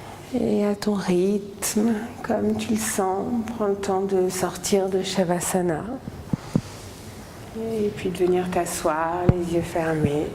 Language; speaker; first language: French; native; French